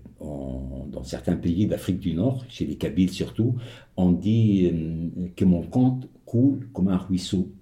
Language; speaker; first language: French; non-native, local second language; Arabic